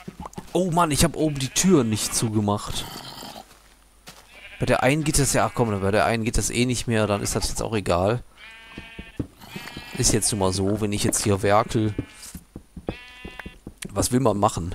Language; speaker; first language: German; native; German